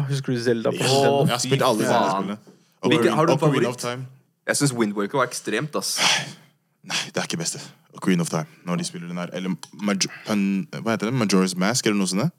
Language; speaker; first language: Norwegian; native; Norwegian